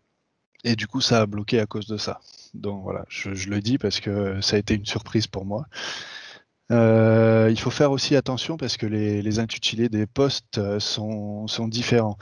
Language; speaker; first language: French; native; French